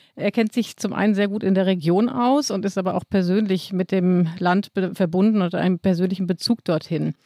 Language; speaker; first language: German; native; German